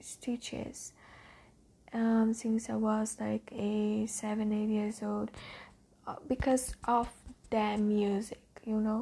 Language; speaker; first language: English; non-native, learner; Portuguese